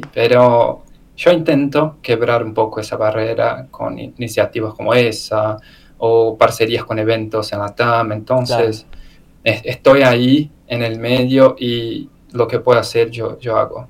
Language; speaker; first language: Spanish; non-native, learner; Portuguese